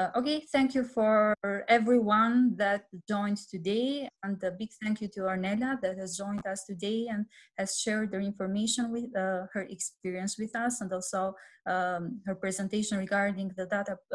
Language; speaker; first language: English; non-native, fluent; Albanian